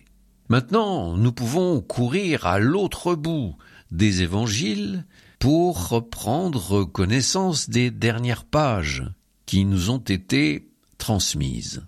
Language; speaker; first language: French; native; French